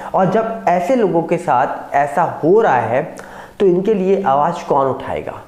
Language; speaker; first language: Hindi; native; Hindi